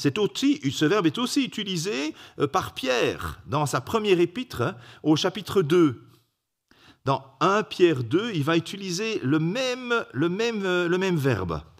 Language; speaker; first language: French; native; French